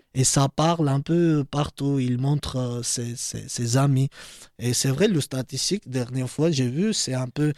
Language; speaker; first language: French; non-native, learner; Georgian